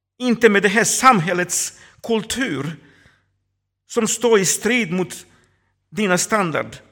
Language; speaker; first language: Swedish; non-native, fluent; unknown